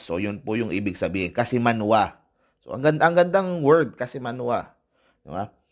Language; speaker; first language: Filipino; native; Filipino